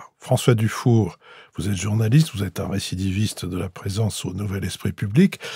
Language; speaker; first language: French; native; French